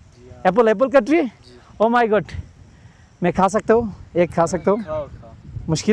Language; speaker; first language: Hindi; non-native, learner; Bangla